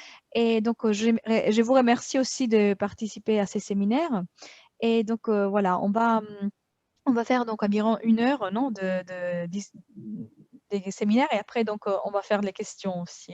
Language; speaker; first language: French; non-native, fluent; Turkish